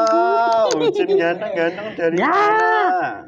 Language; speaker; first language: Indonesian; native; Indonesian